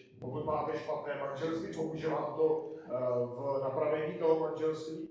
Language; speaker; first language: Czech; native; Czech